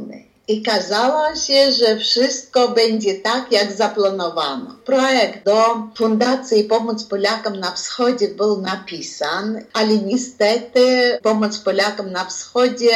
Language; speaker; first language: Polish; non-native, local second language; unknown